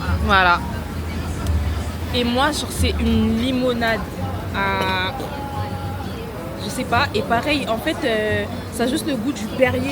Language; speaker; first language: French; native; French